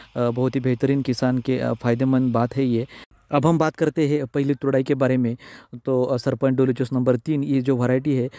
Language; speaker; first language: Hindi; non-native, local second language; Marathi